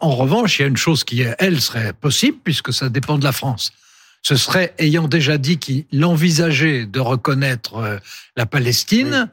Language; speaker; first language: French; native; French